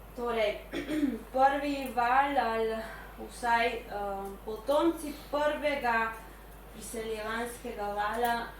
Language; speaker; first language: Slovenian; early bilingual, heritage; Spanish